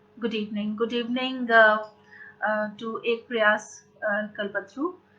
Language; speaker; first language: Hindi; native; Hindi